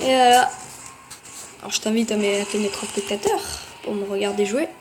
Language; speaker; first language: French; native; French